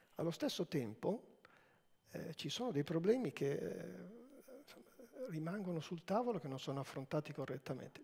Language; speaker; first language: Italian; native; Italian